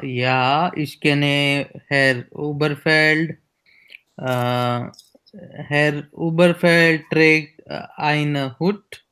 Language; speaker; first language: German; non-native, learner; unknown